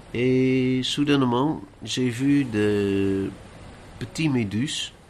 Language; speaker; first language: French; non-native, fluent; Dutch